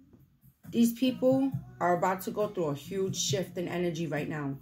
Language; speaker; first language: English; native; English